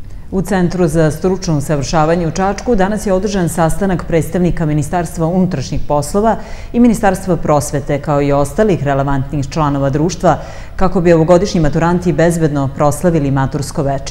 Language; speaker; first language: Serbian; native; Serbian